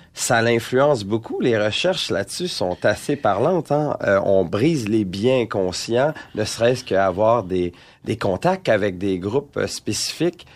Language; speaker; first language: French; native; French